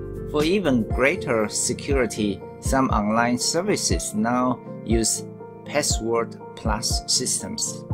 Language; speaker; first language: English; non-native, fluent; Chinese